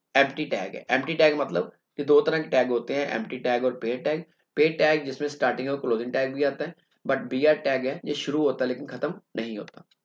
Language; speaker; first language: Hindi; non-native, local second language; Punjabi